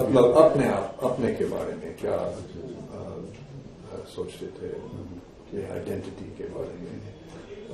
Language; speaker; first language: Hindi; non-native, fluent; English